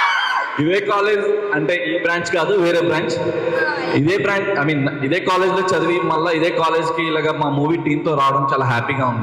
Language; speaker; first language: Telugu; native; Telugu